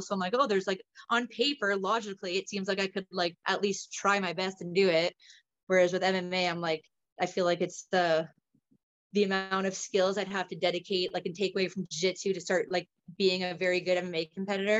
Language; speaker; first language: English; native; English